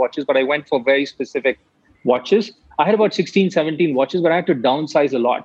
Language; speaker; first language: English; non-native, local second language; Tamil